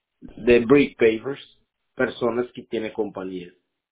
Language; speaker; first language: Spanish; non-native, learner; Portuguese